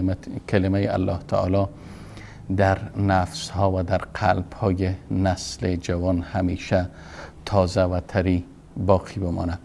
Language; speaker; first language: Persian; native; Persian